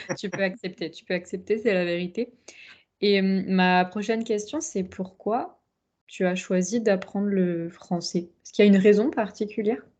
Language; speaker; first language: French; native; French